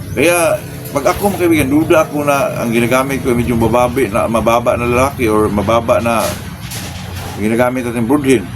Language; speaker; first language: Filipino; non-native, local second language; Cebuano